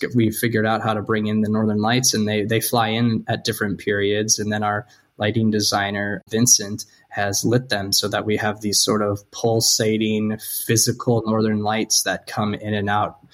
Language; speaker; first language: English; native; English